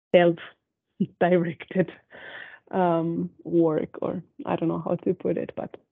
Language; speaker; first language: English; non-native, fluent; Spanish